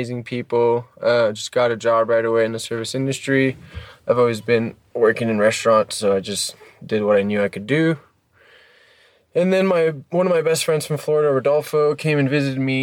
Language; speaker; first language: English; early bilingual, other home language; French